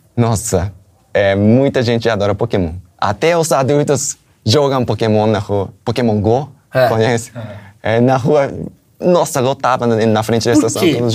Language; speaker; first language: Portuguese; non-native, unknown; Japanese